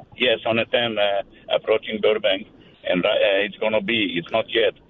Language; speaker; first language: English; non-native, fluent; Slovak